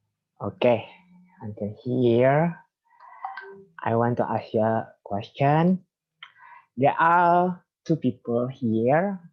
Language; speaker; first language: English; non-native, fluent; Indonesian